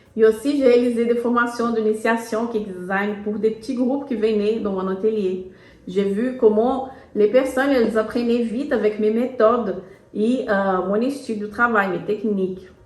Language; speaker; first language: French; non-native, fluent; Portuguese